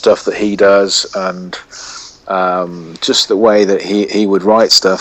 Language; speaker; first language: English; native; English